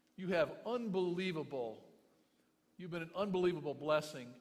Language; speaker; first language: English; native; English